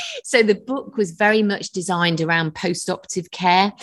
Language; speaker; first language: English; native; English